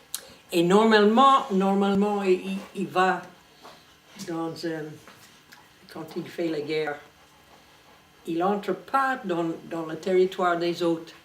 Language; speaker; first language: French; non-native, fluent; English